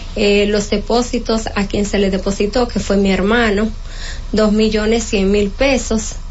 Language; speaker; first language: Spanish; native; Spanish